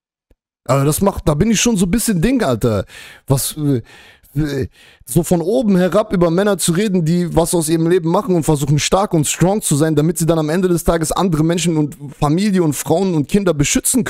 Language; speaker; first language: German; native; German